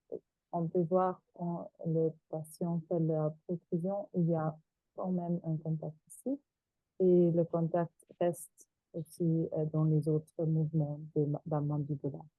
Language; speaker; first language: French; non-native, fluent; German